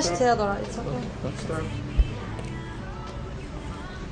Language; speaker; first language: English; non-native, learner; Turkish